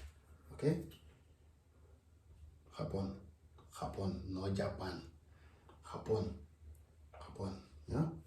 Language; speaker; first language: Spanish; non-native, learner; Wolof